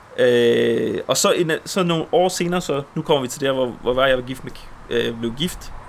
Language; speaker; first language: Danish; early bilingual, other home language; Polish